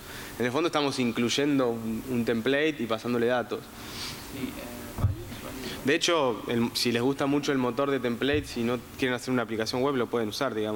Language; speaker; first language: Spanish; native; Spanish